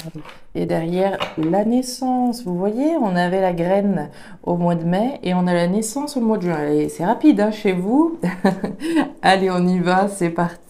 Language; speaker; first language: French; native; French